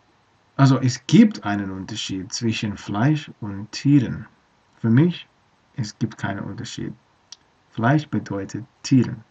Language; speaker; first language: German; non-native, learner; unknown